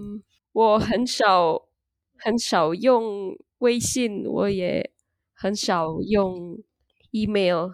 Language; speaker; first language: Chinese; non-native, learner; Indonesian